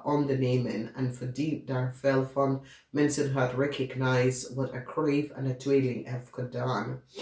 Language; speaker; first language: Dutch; non-native, learner; English